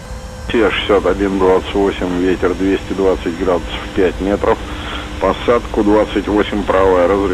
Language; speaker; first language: Russian; native; Russian